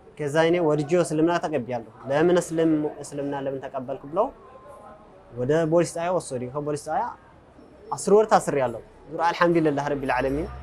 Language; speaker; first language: Amharic; non-native, local second language; Tigrinya